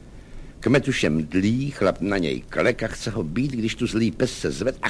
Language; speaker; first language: Czech; native; Czech